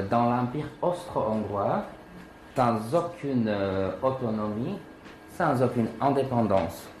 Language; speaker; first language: French; non-native, fluent; Slovak